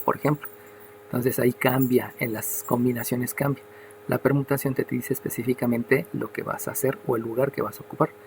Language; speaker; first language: Spanish; native; Spanish